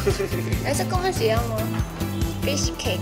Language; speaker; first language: Spanish; non-native, learner; Korean